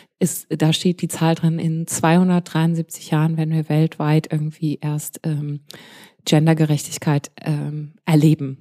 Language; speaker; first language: German; early bilingual, heritage; German